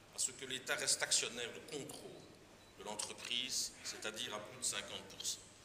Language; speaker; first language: French; native; French